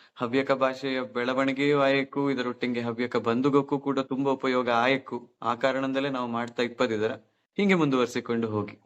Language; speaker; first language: Kannada; native; Kannada